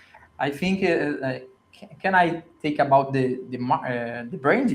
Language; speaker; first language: English; non-native, learner; Portuguese